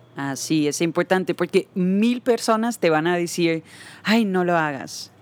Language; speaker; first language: Spanish; non-native, fluent; Dutch